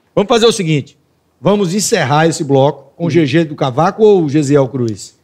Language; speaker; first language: Portuguese; native; Portuguese